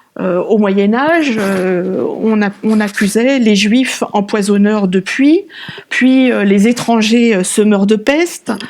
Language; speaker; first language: French; native; French